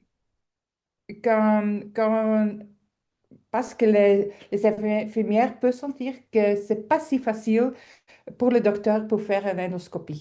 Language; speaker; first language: French; non-native, local second language; Dutch